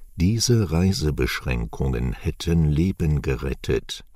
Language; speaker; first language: German; native; German